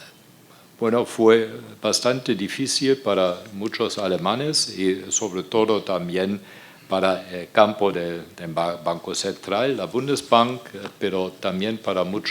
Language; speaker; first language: Spanish; non-native, fluent; German